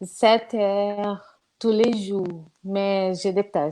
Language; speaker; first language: French; non-native, learner; Portuguese